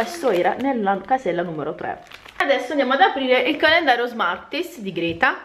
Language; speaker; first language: Italian; native; Italian